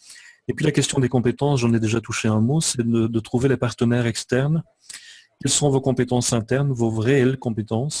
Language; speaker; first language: French; native; French